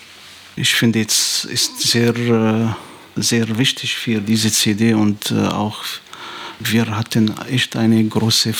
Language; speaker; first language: German; non-native, fluent; Arabic